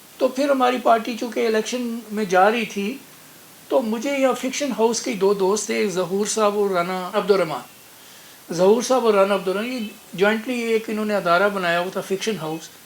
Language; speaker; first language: Urdu; non-native, local second language; Punjabi